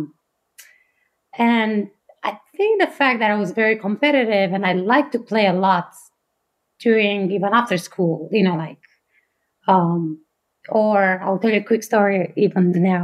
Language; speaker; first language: English; non-native, fluent; Romanian